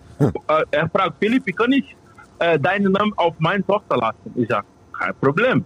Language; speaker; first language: German; non-native, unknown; Portuguese